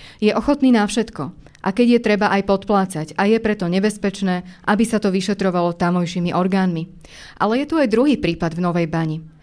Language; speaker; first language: Slovak; native; Slovak